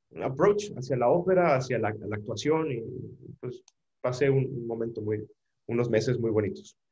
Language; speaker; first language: Spanish; native; Spanish